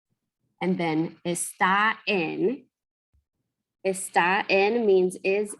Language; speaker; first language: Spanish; non-native, fluent; English